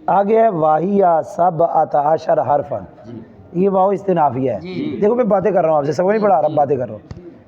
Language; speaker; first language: Urdu; non-native, local second language; Saraiki